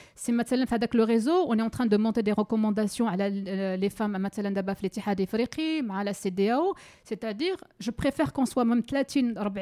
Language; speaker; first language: French; native; French